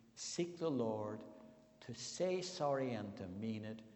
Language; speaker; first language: English; native; English